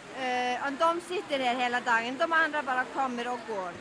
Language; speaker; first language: Swedish; non-native, learner; Icelandic